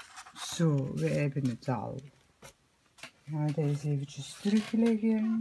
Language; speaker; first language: Dutch; native; Dutch